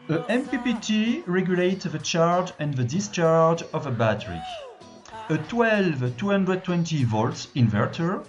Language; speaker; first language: English; non-native, fluent; French